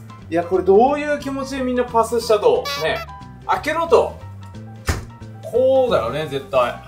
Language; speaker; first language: Japanese; native; Japanese